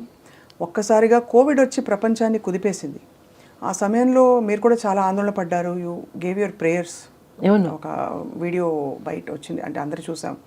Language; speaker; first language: Telugu; native; Telugu